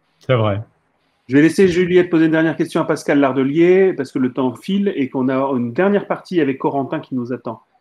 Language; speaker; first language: French; native; French